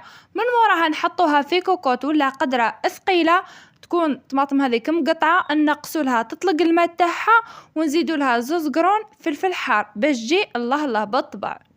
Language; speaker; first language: Arabic; native; Arabic